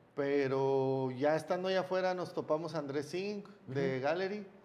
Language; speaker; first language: Spanish; native; Spanish